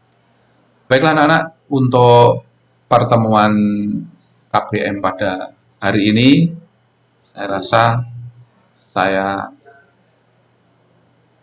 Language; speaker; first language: Indonesian; non-native, local second language; Javanese